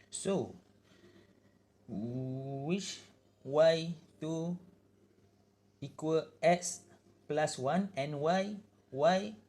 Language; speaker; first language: English; non-native, local second language; Malay